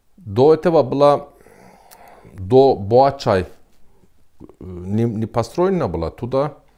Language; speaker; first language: Russian; non-native, learner; Turkish